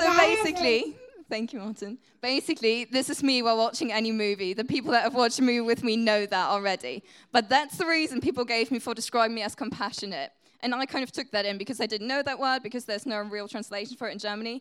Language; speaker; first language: English; non-native, fluent; German